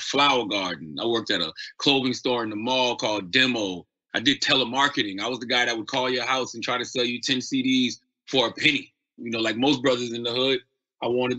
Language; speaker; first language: English; native; English